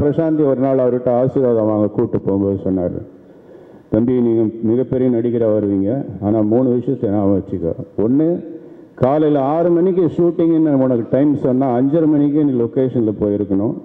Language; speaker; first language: Tamil; native; Tamil